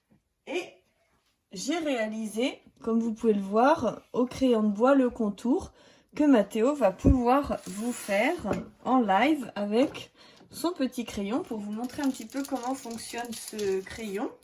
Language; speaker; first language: French; native; French